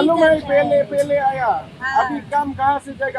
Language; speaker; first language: Hindi; non-native, local second language; Khasi